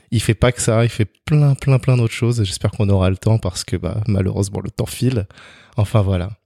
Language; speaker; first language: French; native; French